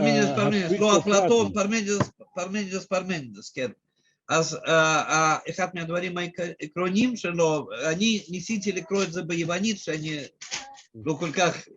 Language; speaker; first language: Hebrew; non-native, fluent; Russian